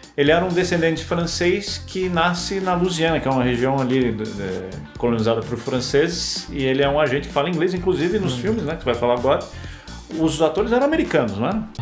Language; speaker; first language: Portuguese; non-native, fluent; French